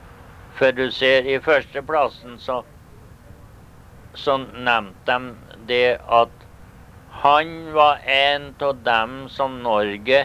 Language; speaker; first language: Norwegian; early bilingual, heritage; Norwegian